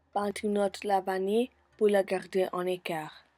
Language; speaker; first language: French; non-native, fluent; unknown